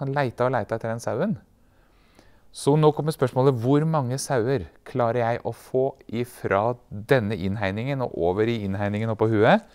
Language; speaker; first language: Norwegian; native; Norwegian